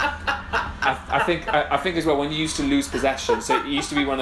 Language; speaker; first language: English; native; English